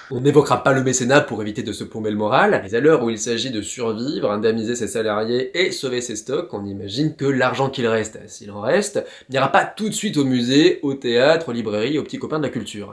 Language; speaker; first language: French; native; French